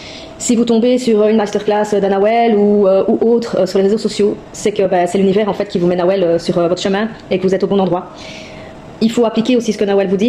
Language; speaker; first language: French; native; French